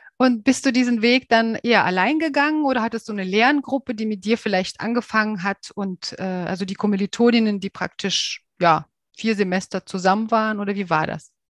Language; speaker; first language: German; native; German